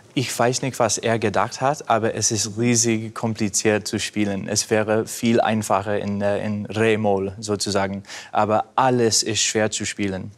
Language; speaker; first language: German; non-native, fluent; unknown